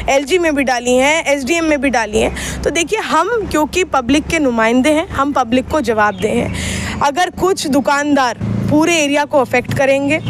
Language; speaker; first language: Hindi; native; Hindi